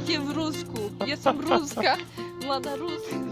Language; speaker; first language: Slovak; non-native, learner; Russian